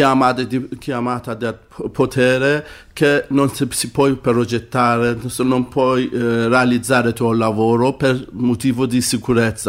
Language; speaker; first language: Italian; non-native, learner; Persian